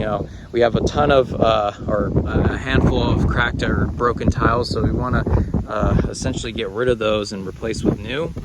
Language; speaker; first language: English; native; English